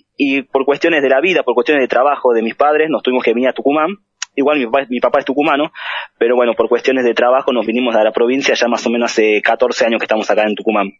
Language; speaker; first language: Spanish; native; Spanish